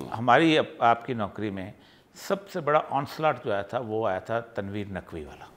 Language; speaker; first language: Urdu; non-native, local second language; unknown